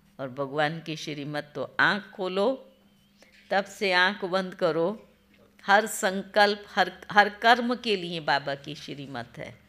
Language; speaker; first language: Hindi; non-native, local second language; Gujarati